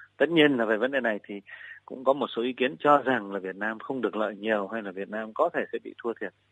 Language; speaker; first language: Vietnamese; native; Vietnamese